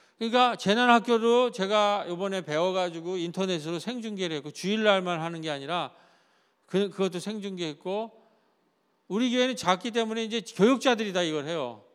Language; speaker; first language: Korean; native; Korean